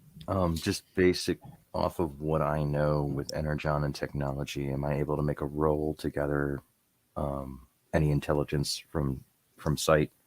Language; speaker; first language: English; native; English